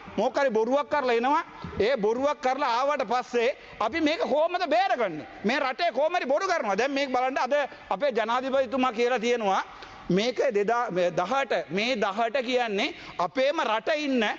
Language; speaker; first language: Sinhala; non-native, local second language; Tamil